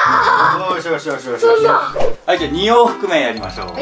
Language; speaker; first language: Japanese; native; Japanese